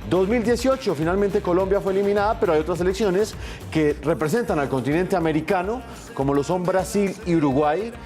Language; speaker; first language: Spanish; native; Spanish